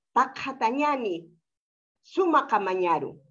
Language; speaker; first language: Spanish; native; Spanish